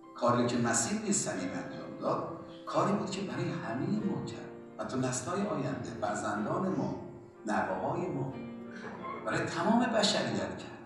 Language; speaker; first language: Persian; native; Persian